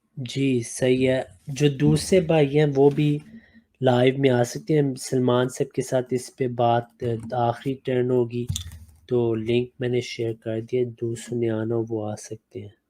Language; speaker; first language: Urdu; native; Urdu